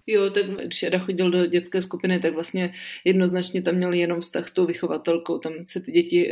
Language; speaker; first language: Czech; native; Czech